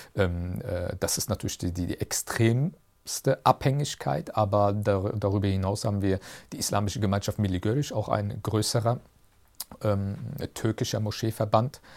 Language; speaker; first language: German; early bilingual, other home language; Turkish